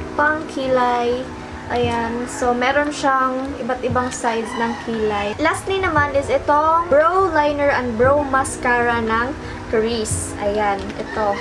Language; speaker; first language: Filipino; non-native, local second language; Cebuano